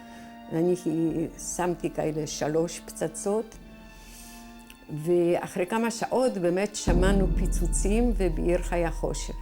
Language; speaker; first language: Hebrew; non-native, fluent; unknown